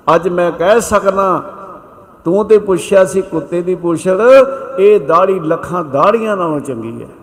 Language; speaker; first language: Punjabi; native; Punjabi